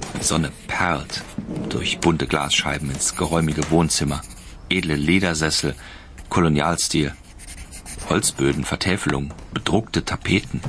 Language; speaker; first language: German; native; German